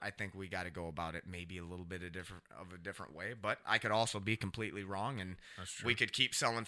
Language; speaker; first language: English; native; English